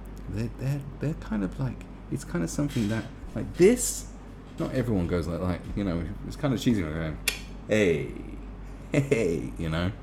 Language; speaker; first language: English; native; English